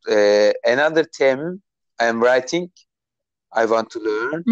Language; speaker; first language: English; non-native, learner; Turkish